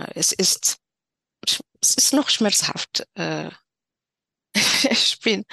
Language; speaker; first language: German; non-native, fluent; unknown